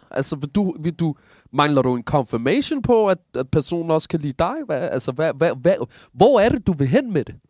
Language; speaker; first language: Danish; early bilingual, other home language; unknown